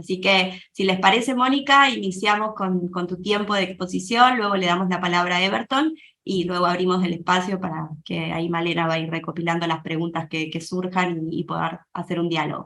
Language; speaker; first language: Spanish; native; Spanish